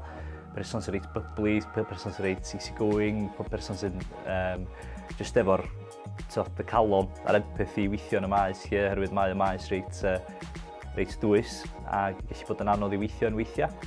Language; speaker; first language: Welsh; native; Welsh